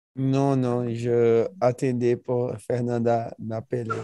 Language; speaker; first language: French; non-native, learner; Portuguese